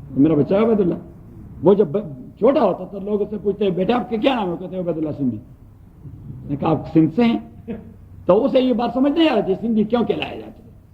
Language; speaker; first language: Urdu; non-native, local second language; Pashto